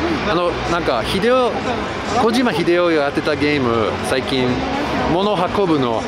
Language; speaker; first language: Japanese; non-native, fluent; English